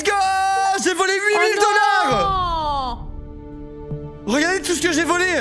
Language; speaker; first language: French; native; French